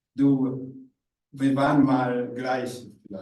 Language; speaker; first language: German; non-native, fluent; Rundi